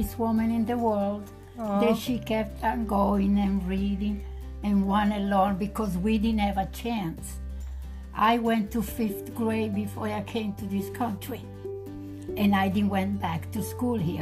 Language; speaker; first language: English; non-native, learner; Italian